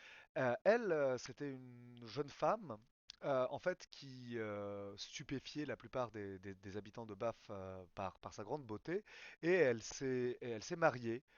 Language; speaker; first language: French; native; French